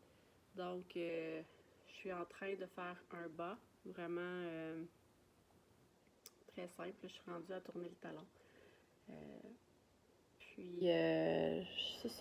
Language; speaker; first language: French; native; French